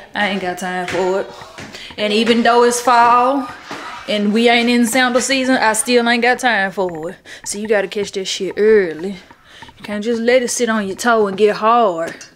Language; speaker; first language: English; native; English